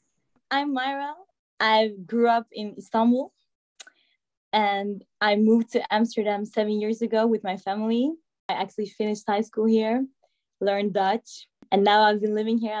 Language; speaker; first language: English; non-native, fluent; Turkish